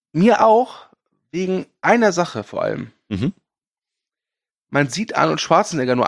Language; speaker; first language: German; native; German